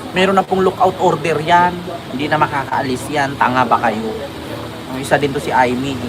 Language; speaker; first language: Filipino; non-native, local second language; Cebuano